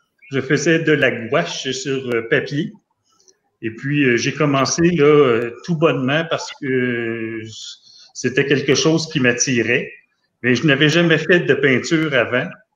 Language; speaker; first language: French; native; French